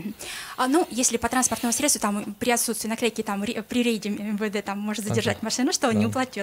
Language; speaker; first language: Russian; non-native, local second language; Kyrgyz